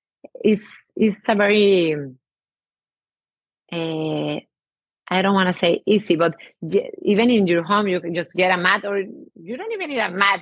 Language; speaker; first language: English; non-native, fluent; Spanish